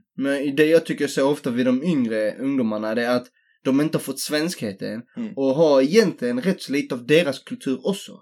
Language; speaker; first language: Swedish; early bilingual, other home language; Greek